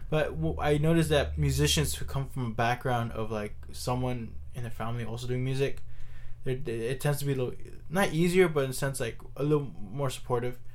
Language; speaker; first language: English; native; English